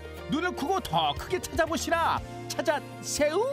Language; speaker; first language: Korean; native; Korean